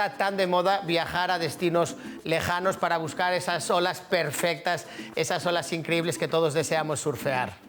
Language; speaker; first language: Spanish; native; Spanish